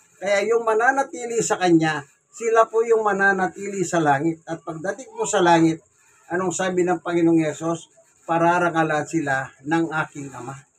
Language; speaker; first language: Filipino; non-native, local second language; Pampanga